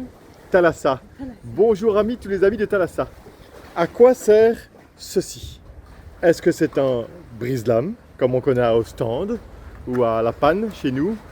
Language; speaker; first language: French; native; French